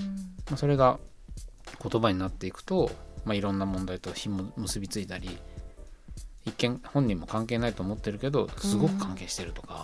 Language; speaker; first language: Japanese; native; Japanese